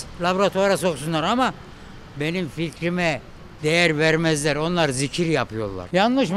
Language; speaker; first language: Turkish; native; Turkish